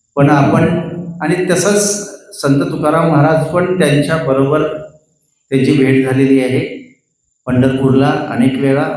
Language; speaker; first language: Marathi; non-native, local second language; Hindi